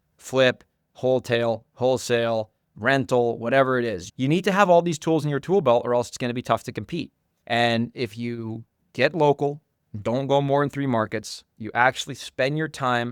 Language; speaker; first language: English; native; English